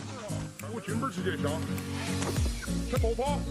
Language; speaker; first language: Chinese; native; Chinese